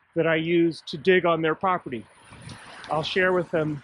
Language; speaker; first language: English; native; English